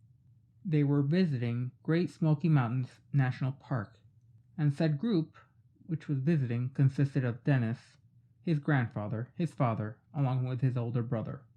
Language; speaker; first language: English; native; English